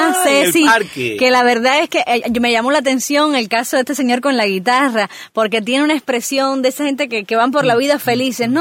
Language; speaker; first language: Spanish; native; Spanish